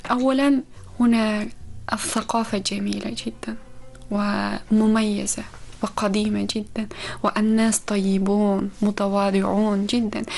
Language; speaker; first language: Arabic; non-native, fluent; Uzbek